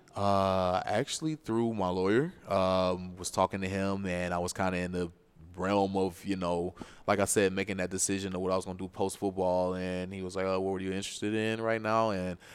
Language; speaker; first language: English; native; English